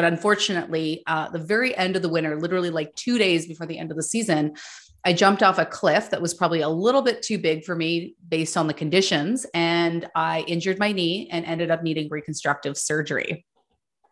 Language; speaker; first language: English; native; English